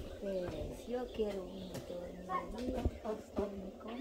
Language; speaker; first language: Spanish; non-native, local second language; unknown